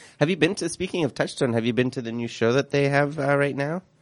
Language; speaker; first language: English; early bilingual, other home language; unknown